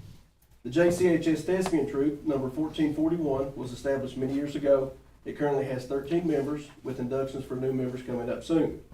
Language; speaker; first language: English; native; English